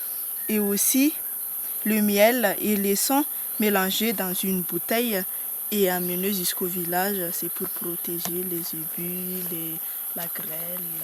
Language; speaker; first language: French; non-native, local second language; Malagasy